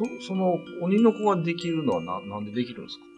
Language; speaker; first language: Japanese; native; Japanese